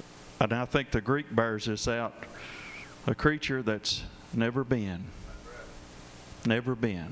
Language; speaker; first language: English; native; English